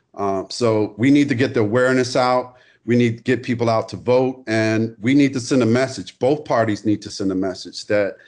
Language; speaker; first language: English; native; English